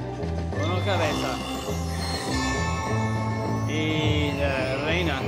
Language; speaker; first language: Spanish; non-native, learner; English